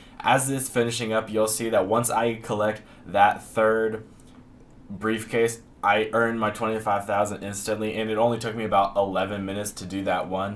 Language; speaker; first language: English; native; English